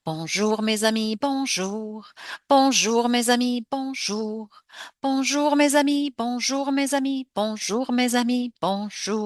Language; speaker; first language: French; non-native, fluent; English